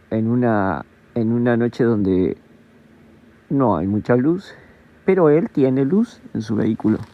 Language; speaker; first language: Spanish; native; Spanish